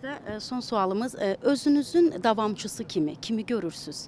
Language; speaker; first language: Azerbaijani; native; Azerbaijani